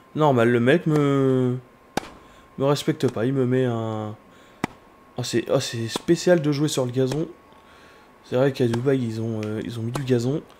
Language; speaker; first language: French; native; French